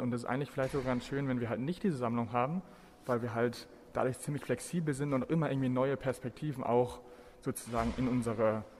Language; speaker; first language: German; native; German